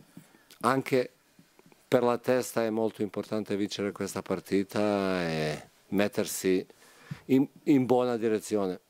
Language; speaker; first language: Italian; non-native, fluent; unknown